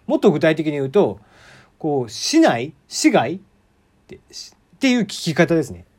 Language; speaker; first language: Japanese; native; Japanese